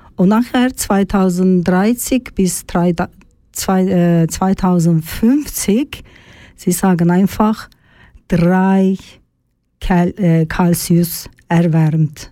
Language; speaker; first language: German; non-native, learner; Turkish